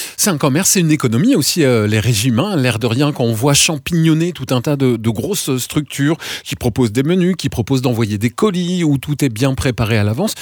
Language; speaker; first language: French; native; French